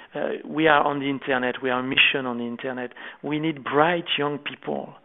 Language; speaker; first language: English; non-native, fluent; French